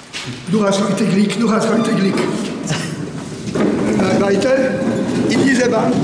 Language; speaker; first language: German; non-native, learner; Polish